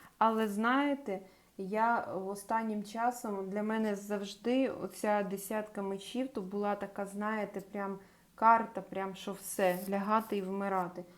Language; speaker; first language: Ukrainian; non-native, local second language; Russian